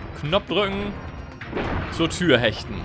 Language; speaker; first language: German; native; German